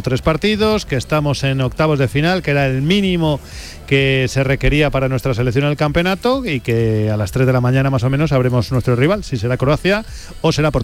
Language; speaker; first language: Spanish; native; Spanish